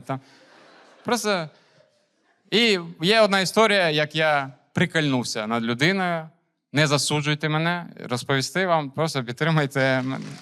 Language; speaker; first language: Ukrainian; non-native, local second language; Russian